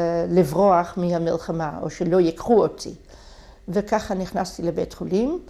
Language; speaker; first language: Hebrew; non-native, fluent; Dutch